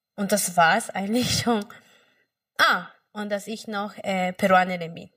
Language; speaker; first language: German; non-native, fluent; Spanish